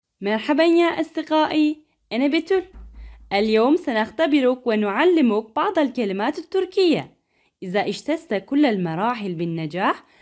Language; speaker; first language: Arabic; non-native, fluent; Turkish